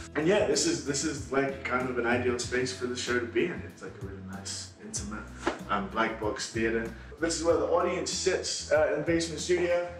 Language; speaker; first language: English; native; English